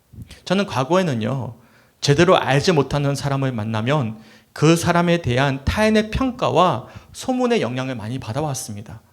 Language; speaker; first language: Korean; native; Korean